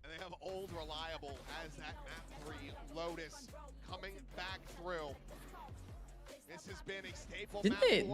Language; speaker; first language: English; native; English